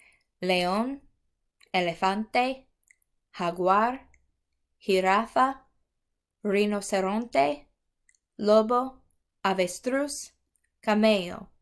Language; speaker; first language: Spanish; non-native, fluent; English